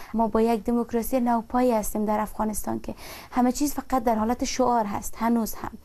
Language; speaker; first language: Persian; native; Persian